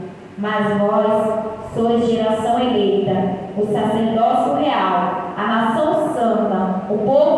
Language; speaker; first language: Portuguese; native; Portuguese